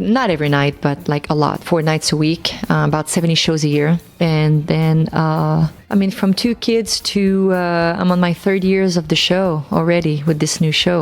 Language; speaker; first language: English; non-native, local second language; French